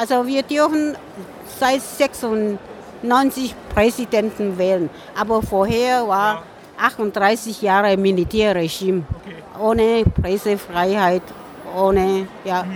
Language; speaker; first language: German; non-native, learner; Min Nan Chinese